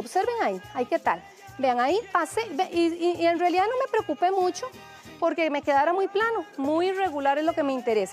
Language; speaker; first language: Spanish; native; Spanish